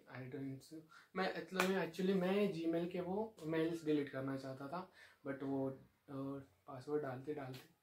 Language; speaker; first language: Hindi; non-native, local second language; Marathi